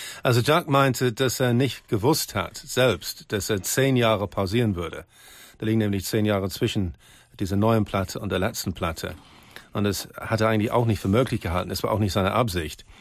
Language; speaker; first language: German; native; German